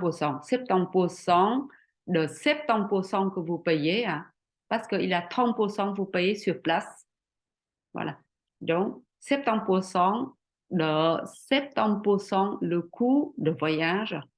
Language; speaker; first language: French; non-native, fluent; Vietnamese